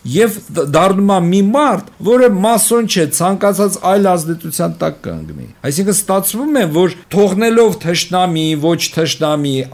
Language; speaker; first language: Armenian; native; Armenian